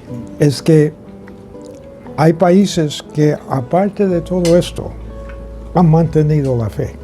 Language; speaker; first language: Spanish; non-native, fluent; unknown